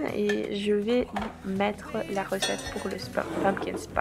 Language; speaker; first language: French; non-native, fluent; Finnish